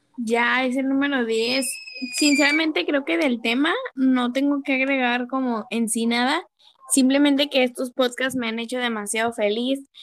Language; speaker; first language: Spanish; native; Spanish